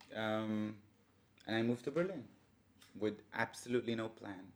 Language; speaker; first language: English; non-native, fluent; Hebrew